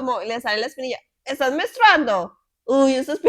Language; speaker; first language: Spanish; native; Spanish